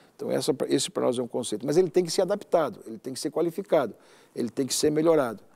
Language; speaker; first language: Portuguese; native; Portuguese